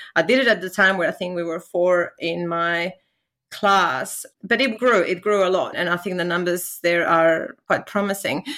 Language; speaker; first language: English; non-native, fluent; Spanish